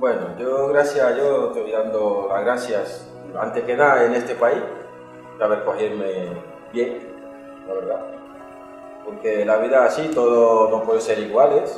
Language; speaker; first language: Spanish; non-native, fluent; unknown